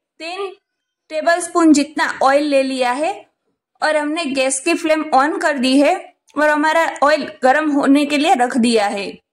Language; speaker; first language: Hindi; non-native, local second language; Gujarati